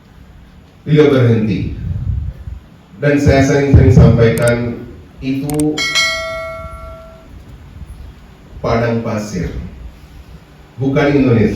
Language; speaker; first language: Indonesian; non-native, fluent; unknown